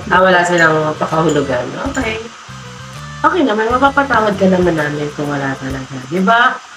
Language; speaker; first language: Filipino; native; Filipino